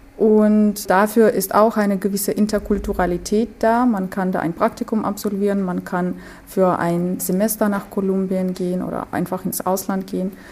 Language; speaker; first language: German; native; German